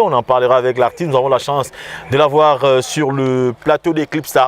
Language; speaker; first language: French; native; French